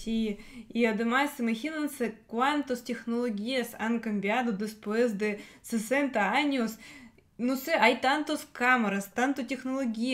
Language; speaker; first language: Spanish; non-native, fluent; Russian